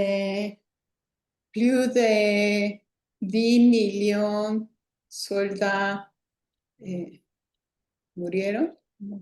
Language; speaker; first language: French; non-native, learner; Spanish